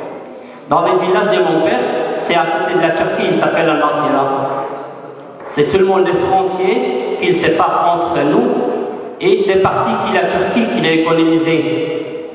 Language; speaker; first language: French; non-native, fluent; Arabic